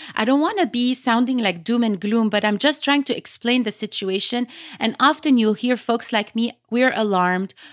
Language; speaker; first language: English; early bilingual, other home language; Arabic